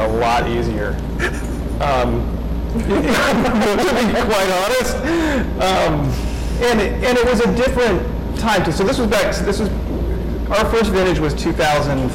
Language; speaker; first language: English; native; English